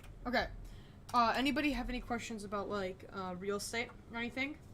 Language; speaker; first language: English; native; English